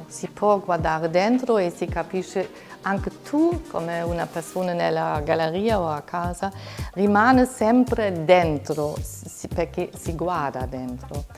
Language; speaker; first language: Italian; non-native, fluent; German